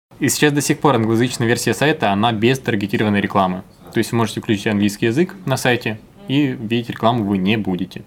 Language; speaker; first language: Russian; native; Russian